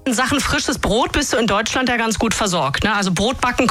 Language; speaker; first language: German; native; German